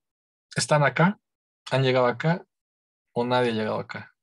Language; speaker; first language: Spanish; native; Spanish